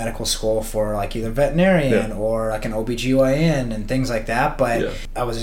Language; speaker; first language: English; native; English